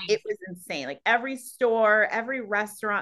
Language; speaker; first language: English; native; English